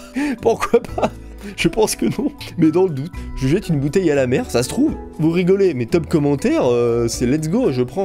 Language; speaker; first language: French; native; French